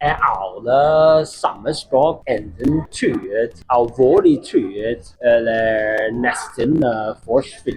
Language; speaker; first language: Norwegian; non-native, learner; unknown